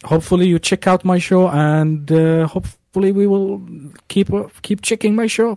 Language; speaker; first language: English; non-native, fluent; Arabic